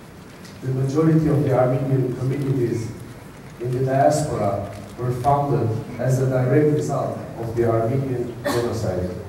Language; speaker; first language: English; non-native, fluent; Armenian